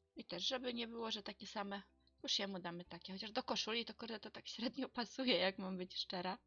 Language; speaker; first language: Polish; native; Polish